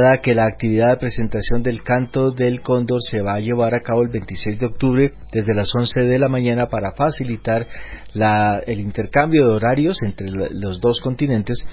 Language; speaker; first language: Spanish; native; Spanish